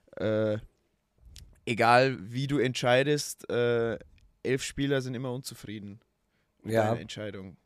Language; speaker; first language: German; native; German